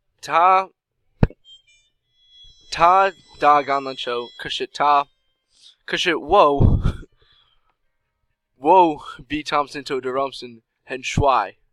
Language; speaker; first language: Chinese; non-native, learner; English